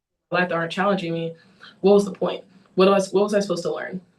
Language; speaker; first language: English; native; English